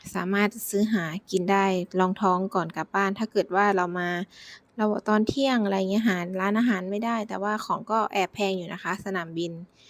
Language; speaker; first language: Thai; native; Thai